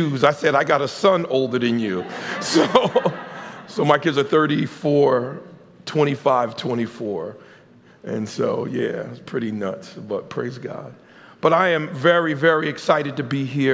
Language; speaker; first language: English; native; English